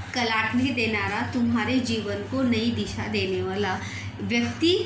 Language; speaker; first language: Hindi; non-native, local second language; Marathi